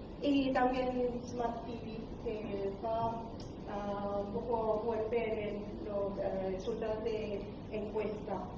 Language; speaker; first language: Spanish; non-native, learner; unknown